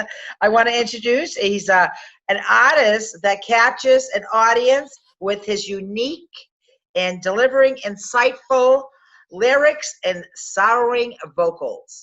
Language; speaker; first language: English; native; English